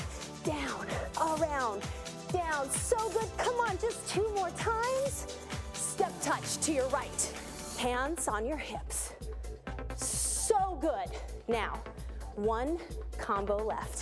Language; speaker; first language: English; native; English